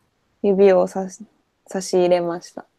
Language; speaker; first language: Japanese; non-native, fluent; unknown